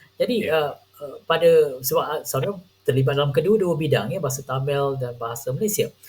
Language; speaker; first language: Malay; non-native, local second language; Tamil